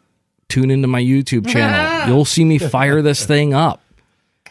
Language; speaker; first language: English; native; English